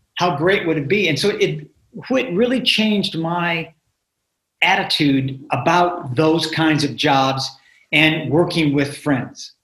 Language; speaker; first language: English; native; English